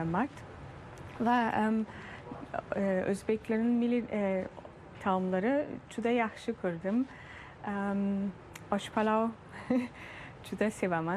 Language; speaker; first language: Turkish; early bilingual, heritage; Turkish